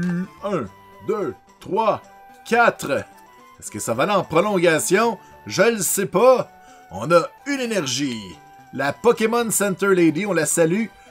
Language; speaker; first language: French; native; French